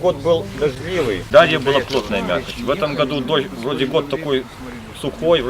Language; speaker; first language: Russian; native; Russian